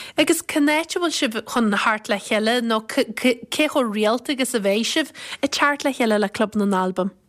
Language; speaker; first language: Irish; native; Irish